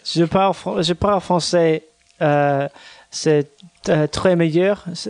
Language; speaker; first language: French; non-native, learner; English